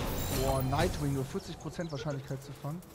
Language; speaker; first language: German; native; German